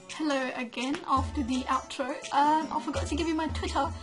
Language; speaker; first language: English; non-native, fluent; Danish